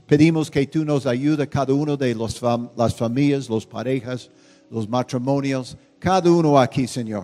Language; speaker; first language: Spanish; non-native, fluent; English